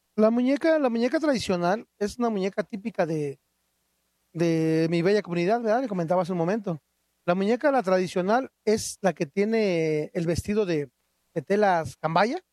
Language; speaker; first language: Spanish; non-native, local second language; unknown